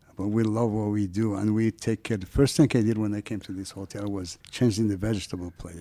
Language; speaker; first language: English; non-native, fluent; French